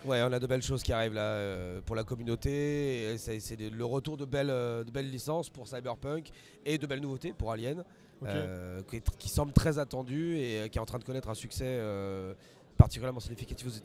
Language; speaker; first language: French; native; French